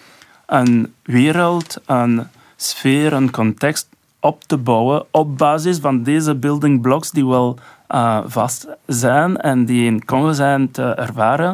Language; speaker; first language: Dutch; non-native, local second language; French